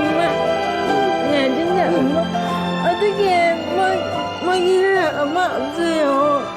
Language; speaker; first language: Korean; non-native, learner; Vietnamese